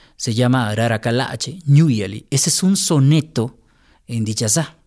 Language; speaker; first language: Spanish; native; Spanish